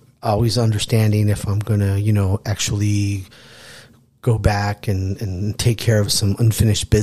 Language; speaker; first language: English; native; English